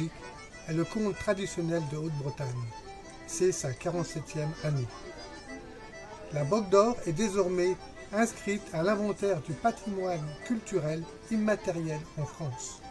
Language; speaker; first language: French; native; French